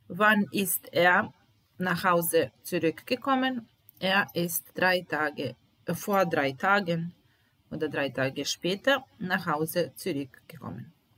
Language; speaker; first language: German; non-native, fluent; Italian